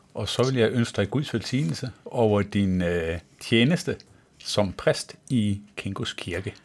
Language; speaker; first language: Danish; native; Danish